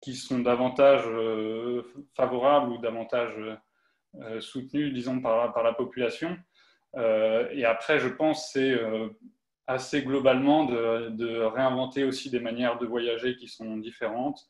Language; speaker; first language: French; native; French